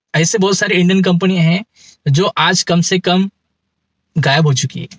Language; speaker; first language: Hindi; native; Hindi